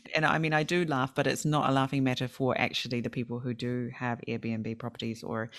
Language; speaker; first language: English; native; English